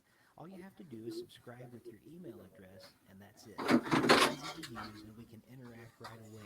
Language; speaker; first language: English; native; English